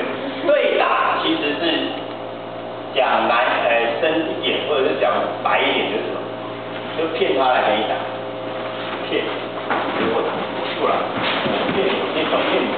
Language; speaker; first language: Chinese; native; Chinese